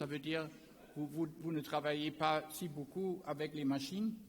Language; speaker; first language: French; non-native, learner; German